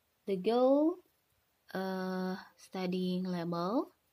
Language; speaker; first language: English; non-native, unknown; Indonesian